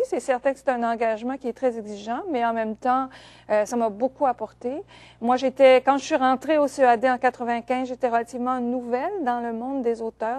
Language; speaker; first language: French; native; French